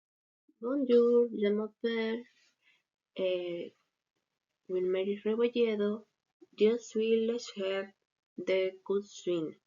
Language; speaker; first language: French; non-native, learner; Spanish